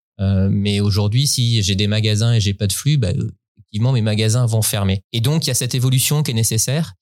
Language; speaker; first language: French; native; French